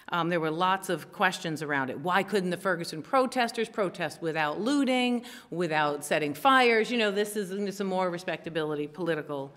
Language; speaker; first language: English; native; English